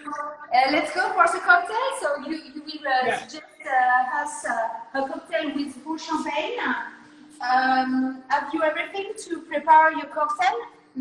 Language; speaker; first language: English; non-native, learner; French